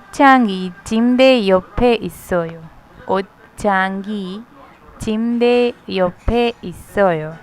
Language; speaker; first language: Korean; non-native, fluent; Hindi